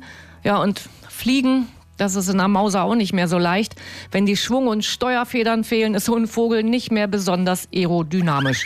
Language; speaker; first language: German; native; German